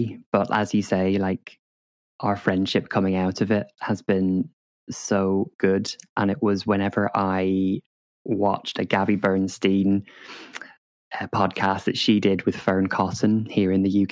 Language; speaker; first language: English; native; English